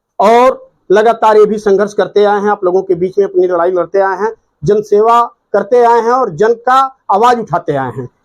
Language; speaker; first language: Hindi; native; Hindi